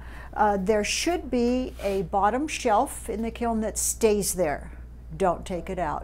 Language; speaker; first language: English; native; English